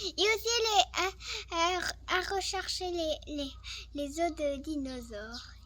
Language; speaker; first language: French; early bilingual, heritage; French